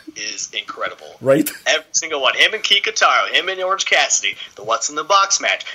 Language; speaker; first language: English; native; English